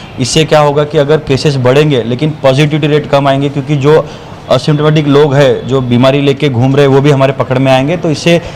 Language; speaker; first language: Hindi; non-native, local second language; Marathi